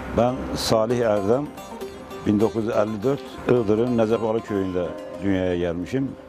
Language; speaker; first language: Turkish; native; Turkish